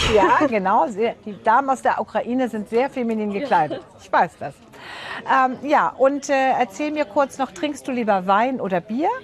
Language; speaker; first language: German; native; German